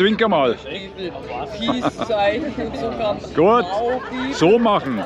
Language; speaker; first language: German; native; German